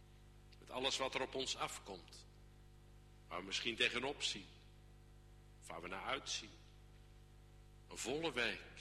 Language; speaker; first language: Dutch; native; Dutch